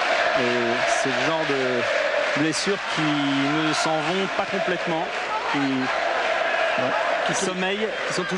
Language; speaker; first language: French; native; French